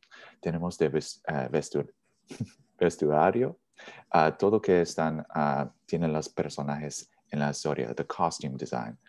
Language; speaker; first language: Spanish; non-native, learner; English